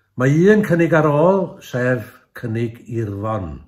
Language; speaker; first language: Welsh; native; Welsh